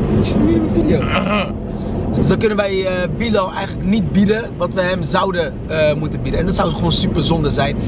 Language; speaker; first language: Dutch; early bilingual, other home language; Arabic